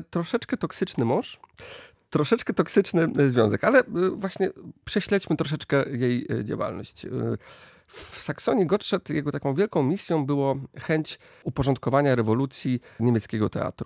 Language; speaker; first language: Polish; native; Polish